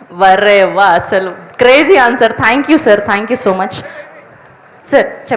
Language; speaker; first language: Telugu; native; Telugu